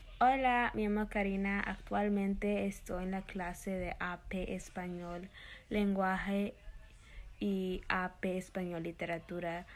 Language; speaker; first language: Spanish; early bilingual, heritage; Spanish